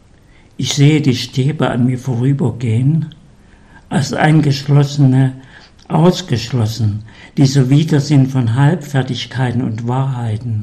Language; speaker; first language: German; native; German